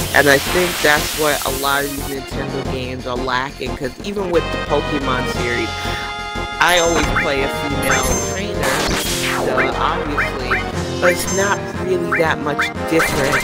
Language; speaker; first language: English; native; English